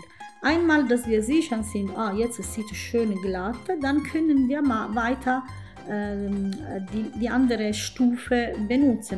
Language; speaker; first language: German; non-native, fluent; Italian